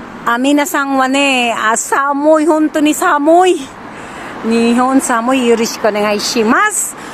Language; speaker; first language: Japanese; non-native, learner; Filipino